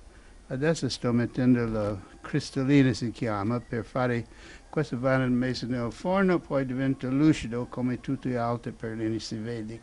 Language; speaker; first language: Italian; non-native, fluent; English